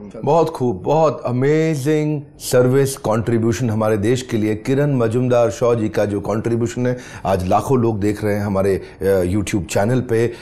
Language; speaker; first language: Hindi; native; Hindi